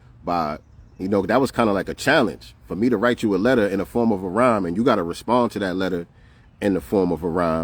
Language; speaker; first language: English; native; English